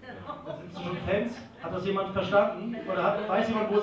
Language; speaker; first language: German; native; German